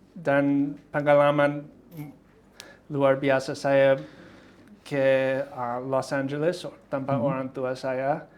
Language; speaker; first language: Indonesian; non-native, fluent; English